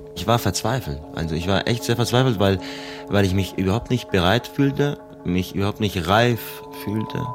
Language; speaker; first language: German; non-native, fluent; Spanish